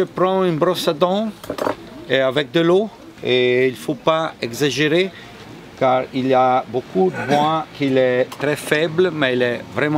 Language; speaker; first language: French; non-native, fluent; Italian